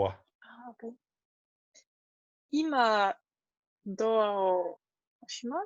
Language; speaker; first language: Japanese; non-native, learner; Polish